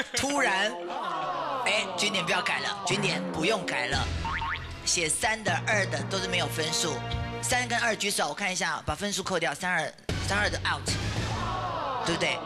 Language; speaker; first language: Chinese; native; Chinese